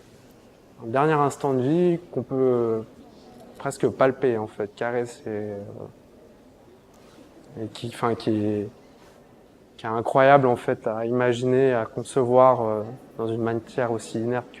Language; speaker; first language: French; native; French